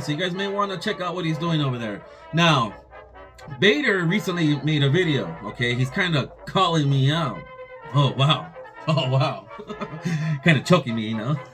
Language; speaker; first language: English; native; English